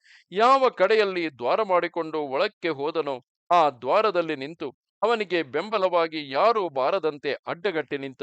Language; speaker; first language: Kannada; native; Kannada